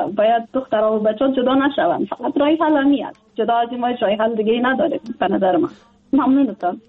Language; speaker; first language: Persian; native; Persian